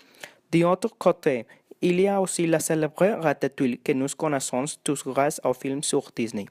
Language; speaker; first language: French; non-native, learner; Spanish